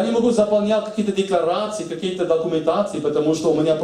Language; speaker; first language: Russian; native; Russian